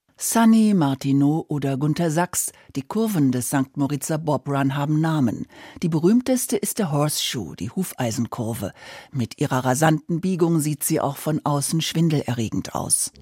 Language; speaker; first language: German; native; German